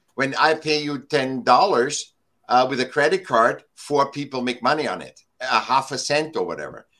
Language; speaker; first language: English; non-native, fluent; German